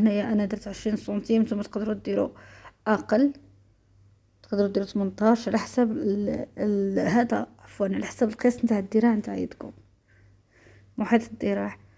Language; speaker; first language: Arabic; native; Arabic